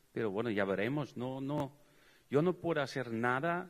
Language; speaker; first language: Spanish; non-native, fluent; Dutch